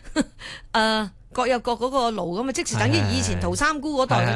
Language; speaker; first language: Cantonese; early bilingual, heritage; Cantonese